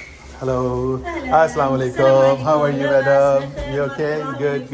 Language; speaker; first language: English; non-native, fluent; Urdu